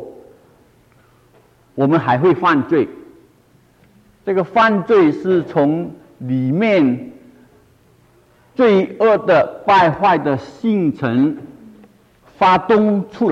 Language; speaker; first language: Chinese; non-native, local second language; Cantonese